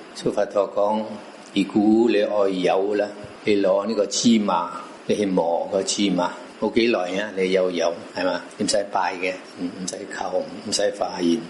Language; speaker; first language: Cantonese; non-native, local second language; Min Nan Chinese